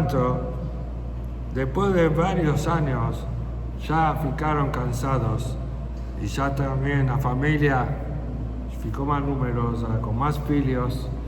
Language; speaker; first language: Portuguese; non-native, fluent; Spanish